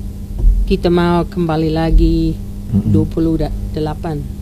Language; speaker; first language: Indonesian; non-native, learner; English